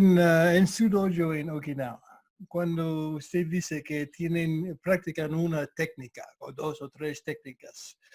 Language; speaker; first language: Spanish; non-native, fluent; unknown